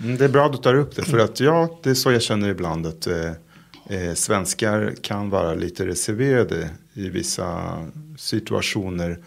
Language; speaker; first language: Swedish; non-native, fluent; Hebrew